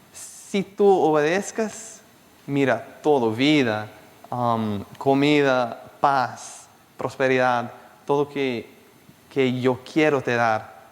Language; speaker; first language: Spanish; non-native, fluent; Portuguese